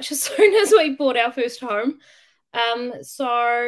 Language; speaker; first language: English; native; English